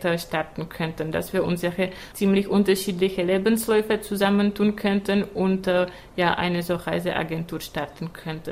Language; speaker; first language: German; non-native, fluent; Czech